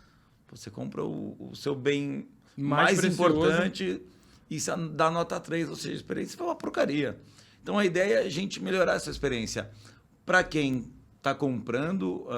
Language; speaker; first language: Portuguese; native; Portuguese